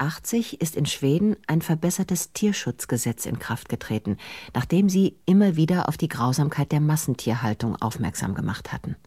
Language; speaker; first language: German; native; German